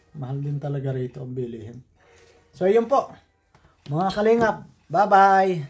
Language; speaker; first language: Filipino; native; Filipino